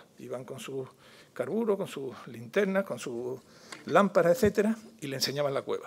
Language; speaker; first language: Spanish; native; Spanish